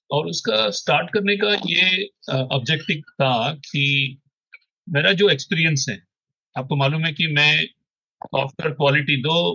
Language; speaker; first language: Hindi; non-native, local second language; Odia